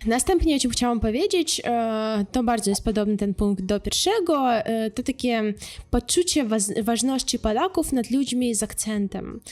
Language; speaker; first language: Polish; non-native, fluent; Russian